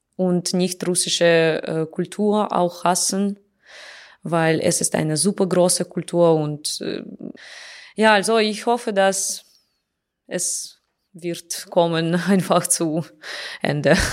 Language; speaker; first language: German; non-native, learner; Russian